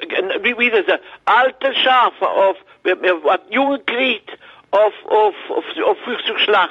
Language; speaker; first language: German; non-native, learner; French